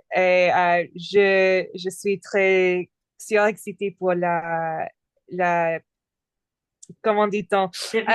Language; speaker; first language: French; non-native, learner; English